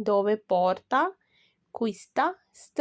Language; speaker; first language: Italian; non-native, fluent; Urdu